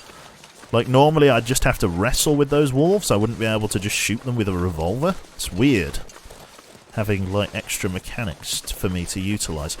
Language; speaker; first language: English; native; English